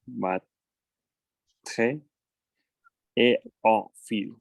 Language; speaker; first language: French; non-native, learner; Spanish